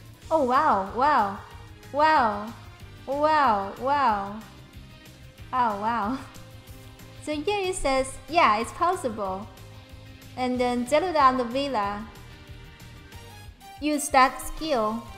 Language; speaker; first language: English; non-native, fluent; Chinese